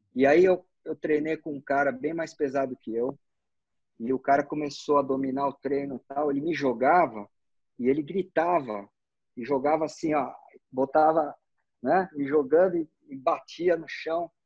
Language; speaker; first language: Portuguese; native; Portuguese